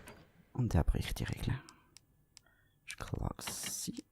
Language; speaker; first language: German; native; German